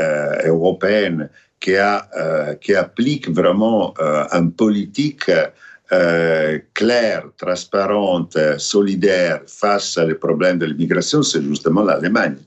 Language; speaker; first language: French; non-native, fluent; Italian